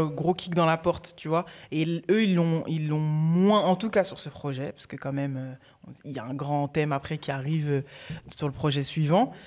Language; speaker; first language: French; native; French